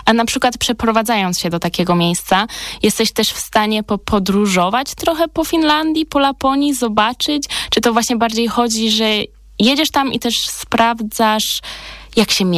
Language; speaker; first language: Polish; native; Polish